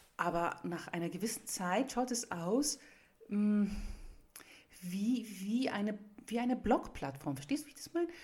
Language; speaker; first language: German; early bilingual, other home language; Greek